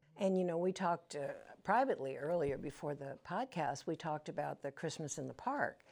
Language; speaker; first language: English; native; English